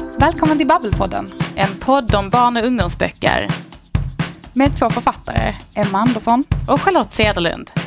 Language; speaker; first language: Swedish; native; Swedish